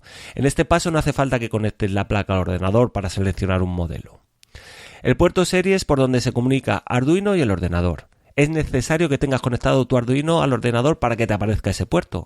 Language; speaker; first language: Spanish; native; Spanish